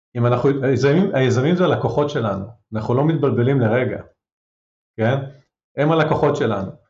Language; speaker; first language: Hebrew; native; Hebrew